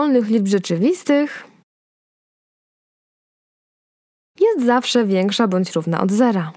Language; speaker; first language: Polish; native; Polish